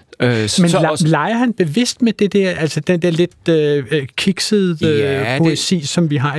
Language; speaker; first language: Danish; native; Danish